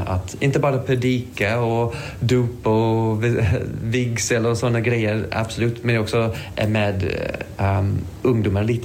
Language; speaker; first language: Swedish; non-native, fluent; English